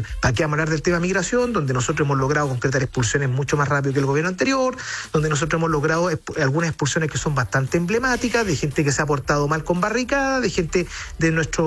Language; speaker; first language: Spanish; native; Spanish